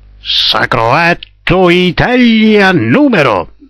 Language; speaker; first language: Italian; native; Italian